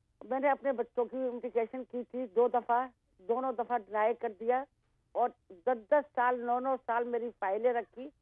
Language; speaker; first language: Urdu; native; Urdu